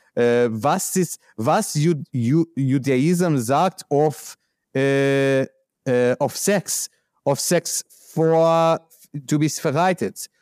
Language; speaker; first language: German; non-native, learner; English